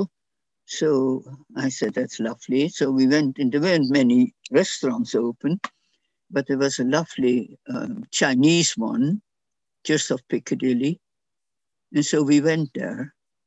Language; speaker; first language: English; non-native, fluent; Dutch